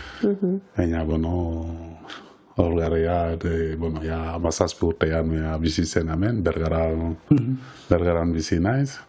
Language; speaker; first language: Basque; non-native, learner; Wolof